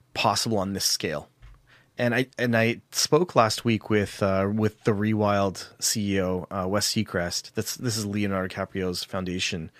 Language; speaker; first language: English; native; English